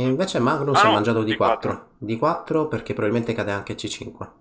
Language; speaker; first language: Italian; native; Italian